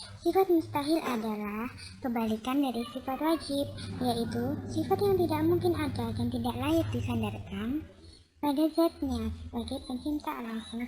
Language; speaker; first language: Indonesian; native; Indonesian